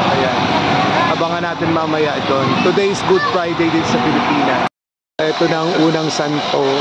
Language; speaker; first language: Filipino; native; Filipino